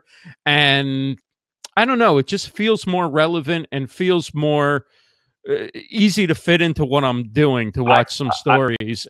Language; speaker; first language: English; native; English